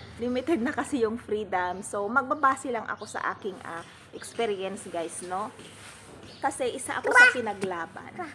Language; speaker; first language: Filipino; native; Filipino